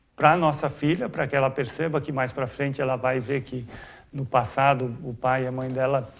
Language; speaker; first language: Portuguese; native; Portuguese